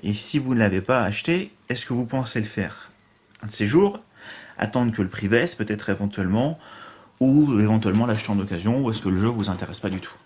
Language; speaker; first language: French; native; French